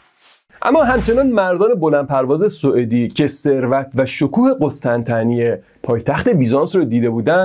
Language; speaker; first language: Persian; native; Persian